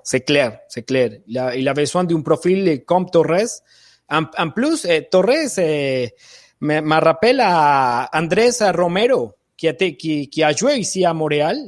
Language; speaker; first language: French; non-native, fluent; Spanish